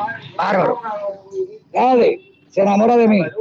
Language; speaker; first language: Spanish; native; Spanish